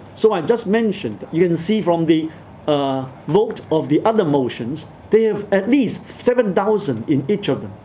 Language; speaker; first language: English; non-native, local second language; Cantonese